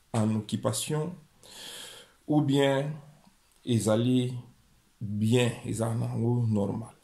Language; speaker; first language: French; non-native, local second language; Lingala